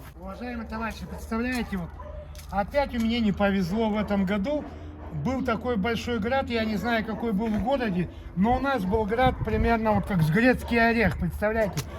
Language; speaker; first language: Russian; non-native, local second language; Tuvinian